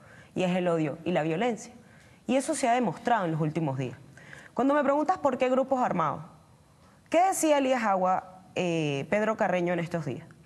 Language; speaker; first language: Spanish; native; Spanish